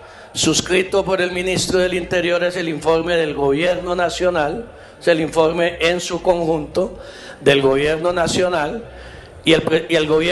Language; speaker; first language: Spanish; native; Spanish